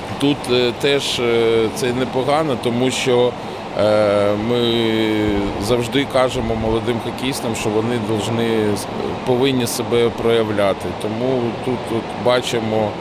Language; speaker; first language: Ukrainian; non-native, local second language; Russian